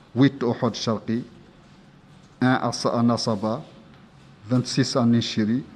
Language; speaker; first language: French; non-native, local second language; Arabic